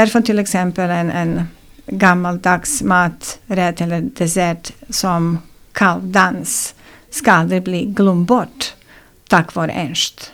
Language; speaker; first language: Swedish; non-native, fluent; Serbian